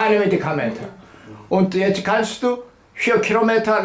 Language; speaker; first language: German; non-native, learner; Korean